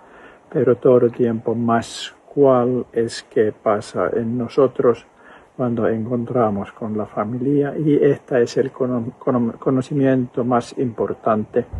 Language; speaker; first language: Spanish; non-native, fluent; Finnish